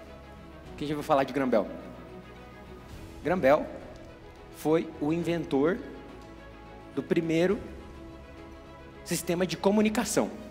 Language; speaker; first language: Portuguese; native; Portuguese